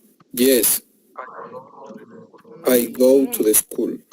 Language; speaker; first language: English; non-native, learner; Spanish